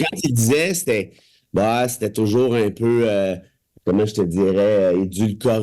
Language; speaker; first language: French; native; French